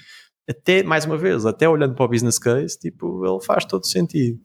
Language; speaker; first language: Portuguese; native; Portuguese